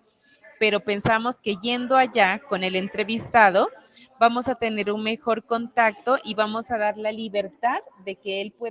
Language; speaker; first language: Spanish; native; Spanish